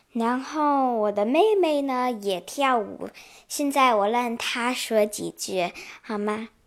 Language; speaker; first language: Chinese; early bilingual, heritage; Chinese